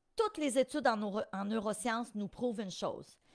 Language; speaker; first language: French; native; French